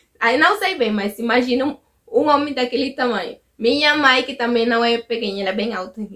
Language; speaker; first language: Portuguese; non-native, fluent; Spanish